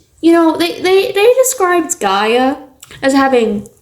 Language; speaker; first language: English; native; English